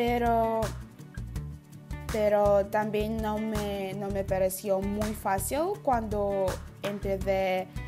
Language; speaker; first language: Spanish; non-native, learner; Udmurt